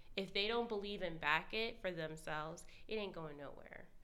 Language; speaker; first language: English; native; English